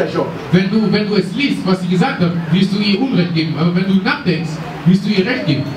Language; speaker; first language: German; non-native, learner; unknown